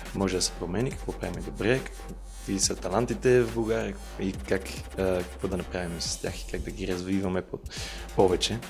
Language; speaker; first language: Bulgarian; non-native, fluent; German